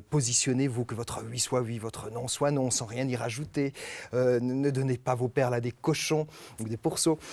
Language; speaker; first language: French; native; French